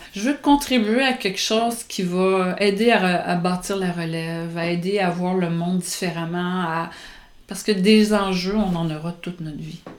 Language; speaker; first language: French; native; French